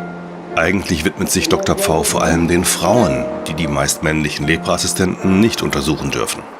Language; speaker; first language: German; native; German